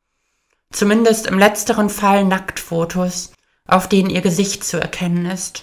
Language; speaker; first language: German; native; German